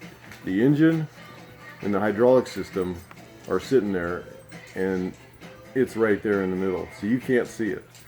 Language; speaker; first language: English; native; English